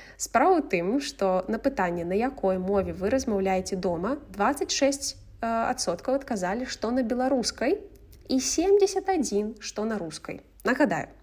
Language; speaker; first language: Belarusian; non-native, local second language; Russian